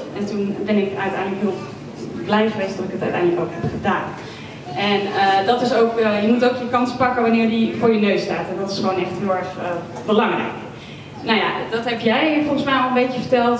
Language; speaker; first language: Dutch; native; Dutch